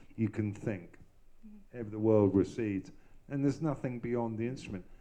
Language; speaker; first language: English; native; English